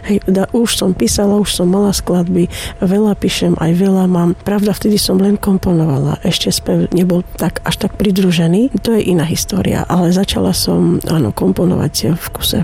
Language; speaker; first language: Slovak; non-native, fluent; Armenian